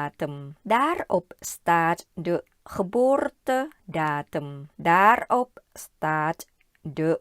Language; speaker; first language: Dutch; non-native, learner; Thai